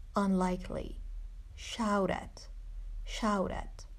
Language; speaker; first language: English; non-native, fluent; Persian